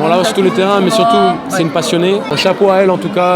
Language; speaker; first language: French; native; French